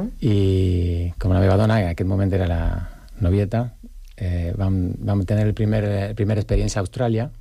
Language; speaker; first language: Catalan; non-native, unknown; Spanish